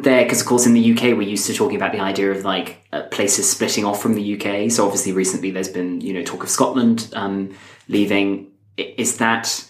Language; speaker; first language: English; native; English